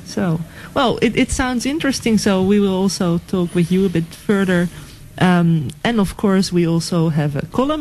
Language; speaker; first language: English; non-native, fluent; Dutch